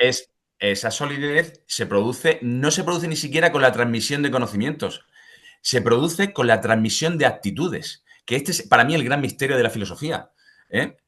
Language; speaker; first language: Spanish; native; Spanish